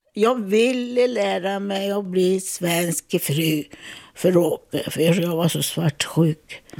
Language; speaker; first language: Swedish; non-native, fluent; Italian